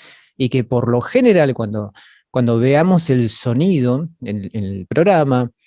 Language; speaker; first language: Spanish; native; Spanish